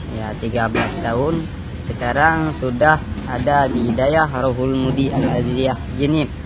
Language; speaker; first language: Indonesian; non-native, local second language; Achinese